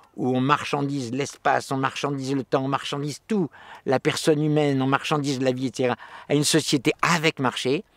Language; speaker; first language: French; native; French